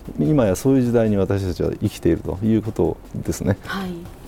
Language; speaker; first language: Japanese; native; Japanese